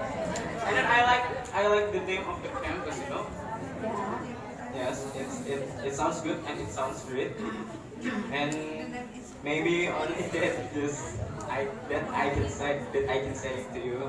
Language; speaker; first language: English; non-native, learner; Indonesian